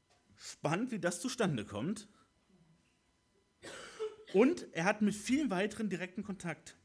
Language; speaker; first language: German; native; German